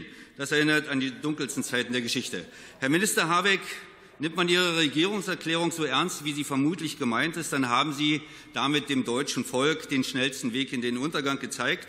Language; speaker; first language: German; native; German